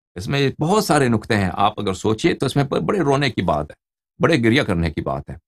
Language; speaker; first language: Urdu; non-native, fluent; Persian